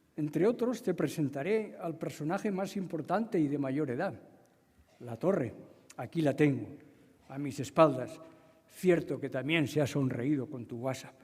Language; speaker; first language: Spanish; native; Spanish